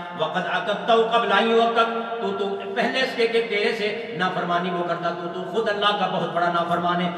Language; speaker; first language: Urdu; non-native, local second language; Punjabi